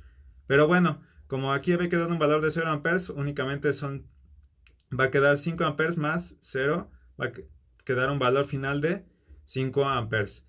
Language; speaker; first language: Spanish; native; Spanish